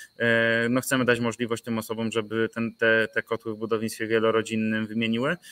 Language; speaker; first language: Polish; native; Polish